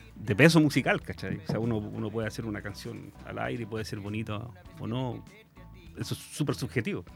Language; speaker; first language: Spanish; native; Spanish